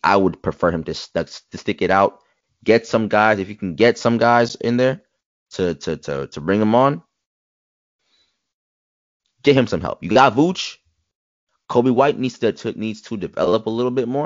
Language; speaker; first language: English; native; English